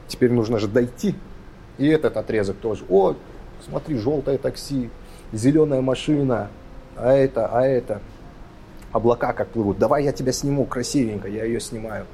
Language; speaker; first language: Russian; non-native, local second language; Kazakh